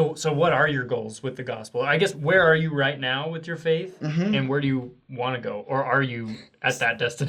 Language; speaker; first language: English; native; English